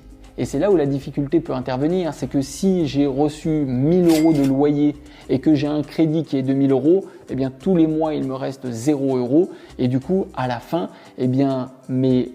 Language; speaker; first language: French; native; French